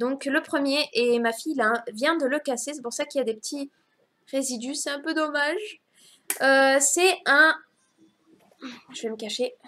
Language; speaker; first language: French; native; French